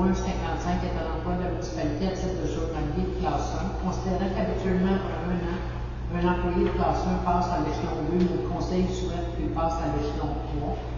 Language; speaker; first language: French; native; French